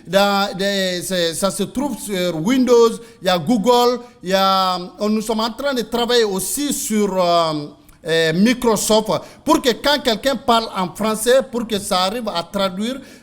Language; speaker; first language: French; non-native, local second language; Mandingo